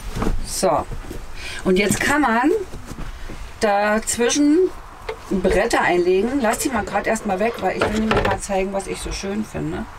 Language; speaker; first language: German; native; German